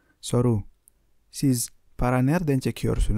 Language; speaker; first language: Turkish; non-native, fluent; Indonesian